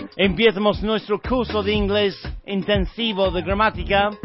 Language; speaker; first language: Spanish; non-native, fluent; English